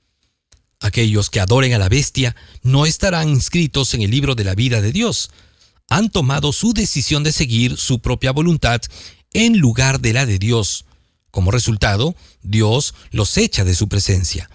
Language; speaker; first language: Spanish; native; Spanish